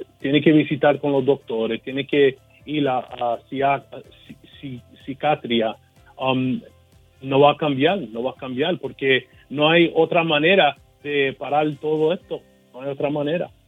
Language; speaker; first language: Spanish; early bilingual, heritage; Spanish